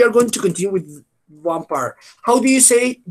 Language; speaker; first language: English; non-native, fluent; Spanish